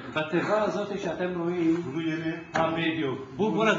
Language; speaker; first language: Hebrew; non-native, fluent; Ladino